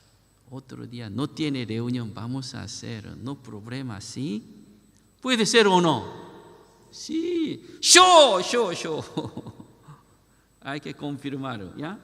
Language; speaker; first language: Spanish; non-native, learner; Korean